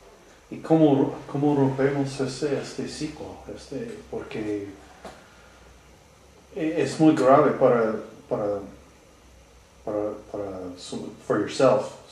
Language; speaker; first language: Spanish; non-native, learner; English